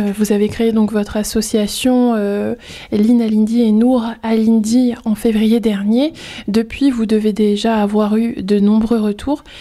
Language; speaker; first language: French; native; French